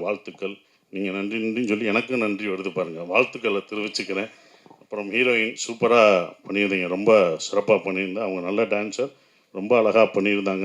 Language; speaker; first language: Tamil; native; Tamil